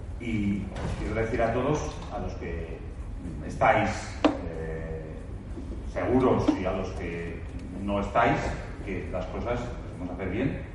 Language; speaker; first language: Spanish; native; Spanish